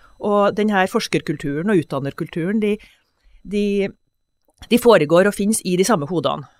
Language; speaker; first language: Norwegian; native; Norwegian